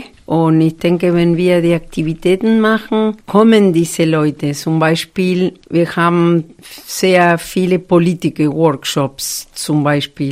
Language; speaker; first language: German; non-native, fluent; Spanish